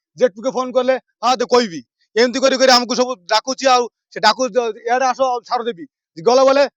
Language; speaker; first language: Odia; non-native, local second language; Bangla